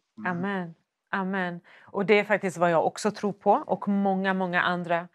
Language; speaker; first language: Swedish; native; Swedish